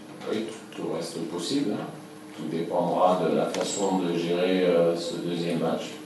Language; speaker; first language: French; native; French